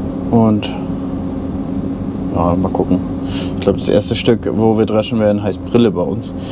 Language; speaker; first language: German; native; German